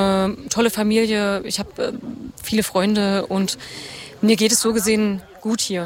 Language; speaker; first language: German; native; German